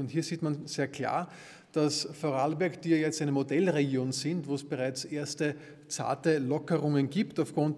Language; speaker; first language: German; native; German